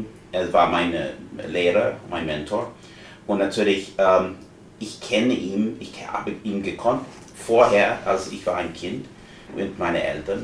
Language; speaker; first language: German; non-native, fluent; English